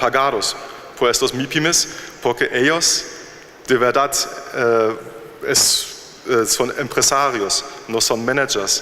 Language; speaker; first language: Spanish; non-native, fluent; German